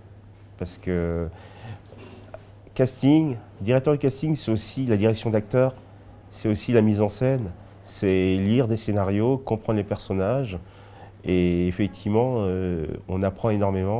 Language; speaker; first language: French; early bilingual, other home language; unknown